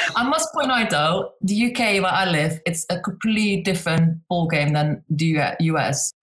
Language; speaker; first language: English; non-native, fluent; Dutch